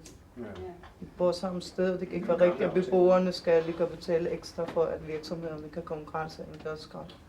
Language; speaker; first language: Danish; native; Danish